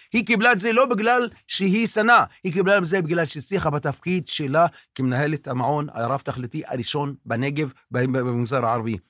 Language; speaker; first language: Hebrew; non-native, local second language; Arabic